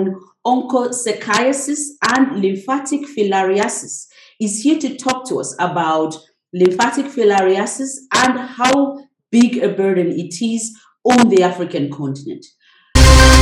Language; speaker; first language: English; non-native, local second language; Shona